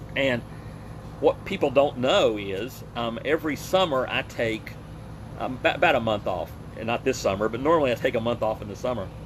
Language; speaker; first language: English; native; English